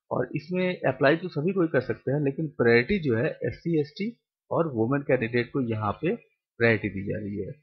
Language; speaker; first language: Hindi; non-native, local second language; Bangla